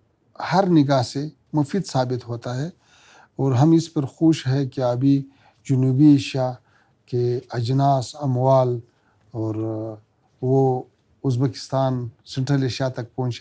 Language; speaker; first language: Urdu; non-native, fluent; Pashto